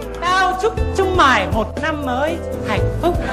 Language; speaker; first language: Vietnamese; non-native, fluent; English